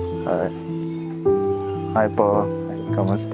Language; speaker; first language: Filipino; non-native, learner; Arabic